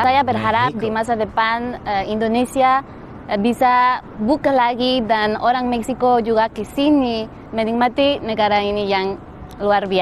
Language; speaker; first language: Indonesian; non-native, fluent; Spanish